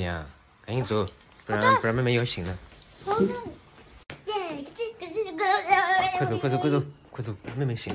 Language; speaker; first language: Chinese; native; Chinese